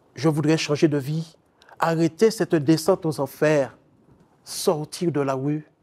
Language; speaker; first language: French; native; French